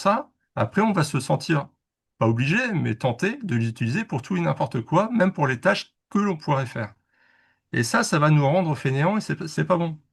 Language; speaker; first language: French; native; French